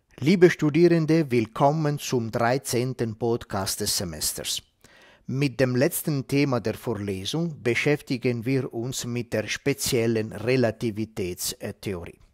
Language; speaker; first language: German; non-native, fluent; Italian